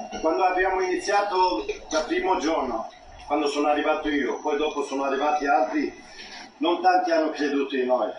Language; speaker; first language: Italian; non-native, fluent; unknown